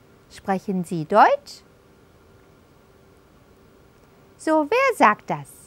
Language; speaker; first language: German; non-native, fluent; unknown